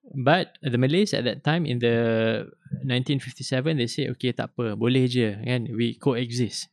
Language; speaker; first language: English; non-native, local second language; Malay